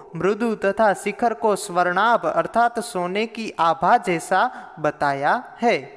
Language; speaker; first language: Hindi; non-native, local second language; Gujarati